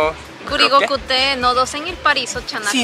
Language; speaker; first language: Korean; non-native, learner; Spanish